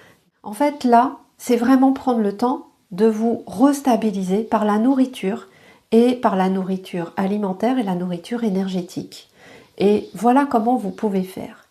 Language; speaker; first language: French; native; French